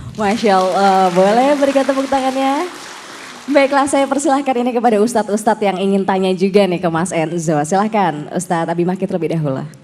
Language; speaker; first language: Indonesian; native; Indonesian